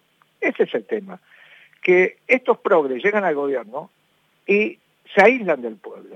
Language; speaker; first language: Spanish; native; Spanish